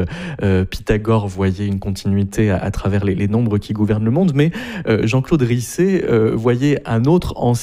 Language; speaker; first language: French; native; French